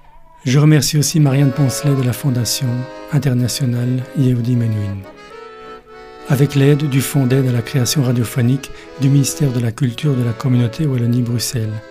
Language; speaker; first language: French; native; French